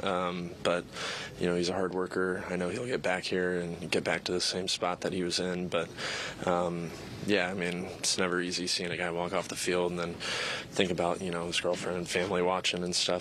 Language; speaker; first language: English; native; English